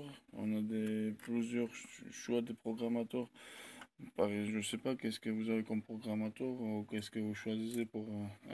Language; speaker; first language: French; non-native, learner; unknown